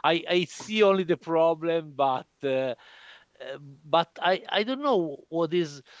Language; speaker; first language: English; non-native, learner; Italian